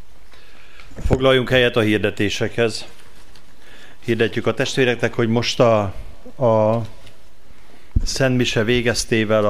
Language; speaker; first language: Hungarian; native; Hungarian